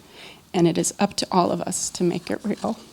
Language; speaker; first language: English; native; English